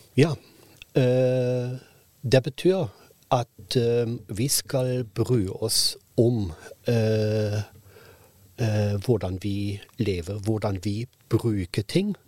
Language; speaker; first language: Norwegian; non-native, fluent; German